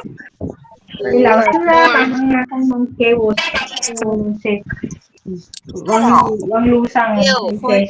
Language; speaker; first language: Chinese; non-native, learner; Filipino